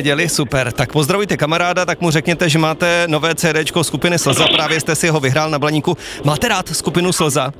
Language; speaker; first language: Czech; native; Czech